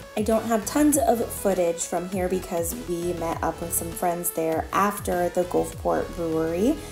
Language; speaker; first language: English; native; English